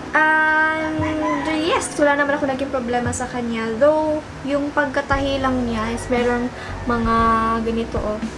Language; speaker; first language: Filipino; non-native, local second language; Cebuano